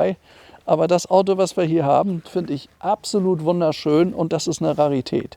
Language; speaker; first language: German; native; German